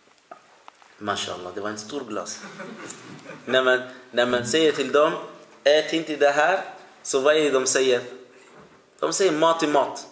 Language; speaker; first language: Swedish; early bilingual, other home language; Arabic